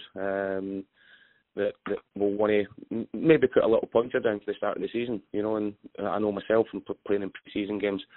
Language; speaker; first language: English; native; English